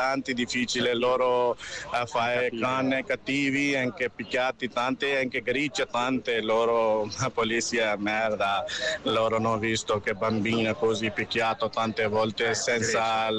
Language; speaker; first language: Italian; non-native, learner; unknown